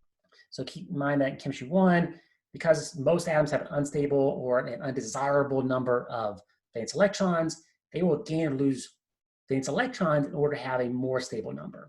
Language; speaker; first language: English; native; English